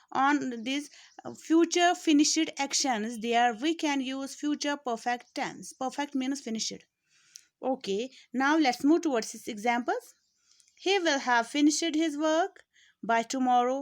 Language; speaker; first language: English; non-native, local second language; Urdu